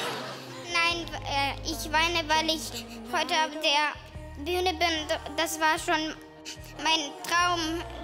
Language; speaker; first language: German; early bilingual, other home language; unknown